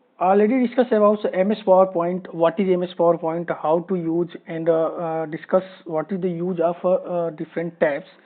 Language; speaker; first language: English; non-native, local second language; Hindi